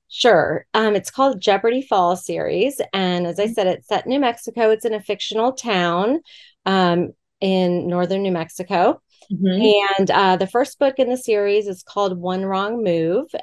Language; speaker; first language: English; native; English